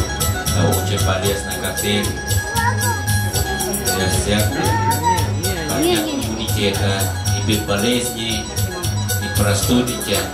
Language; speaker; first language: Russian; non-native, learner; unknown